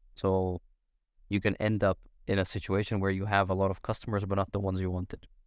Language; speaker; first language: English; non-native, fluent; Portuguese